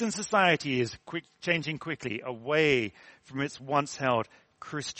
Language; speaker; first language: English; native; English